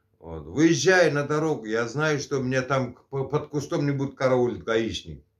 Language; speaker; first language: Russian; native; Russian